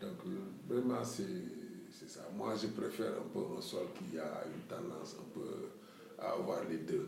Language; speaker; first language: French; non-native, local second language; Wolof